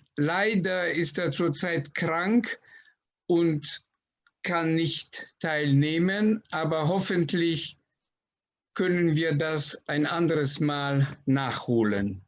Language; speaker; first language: German; non-native, fluent; Italian